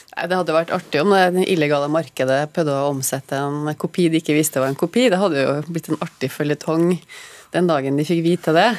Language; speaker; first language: Norwegian; native; Norwegian